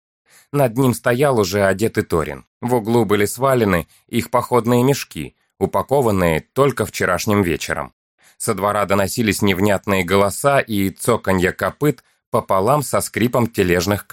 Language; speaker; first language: Russian; native; Russian